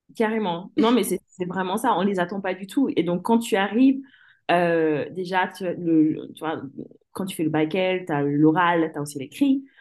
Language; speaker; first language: French; early bilingual, other home language; English